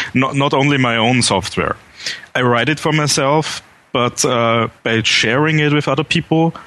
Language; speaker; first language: English; non-native, fluent; German